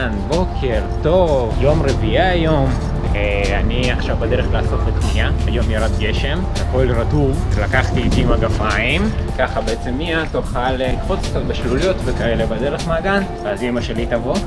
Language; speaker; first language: Hebrew; native; Hebrew